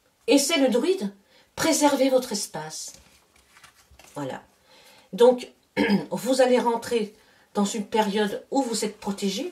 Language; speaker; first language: French; native; French